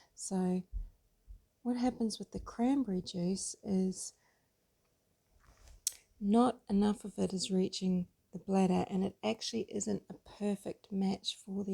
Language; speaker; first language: English; native; English